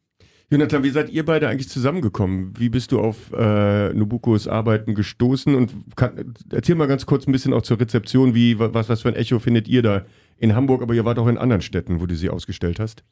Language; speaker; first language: German; native; German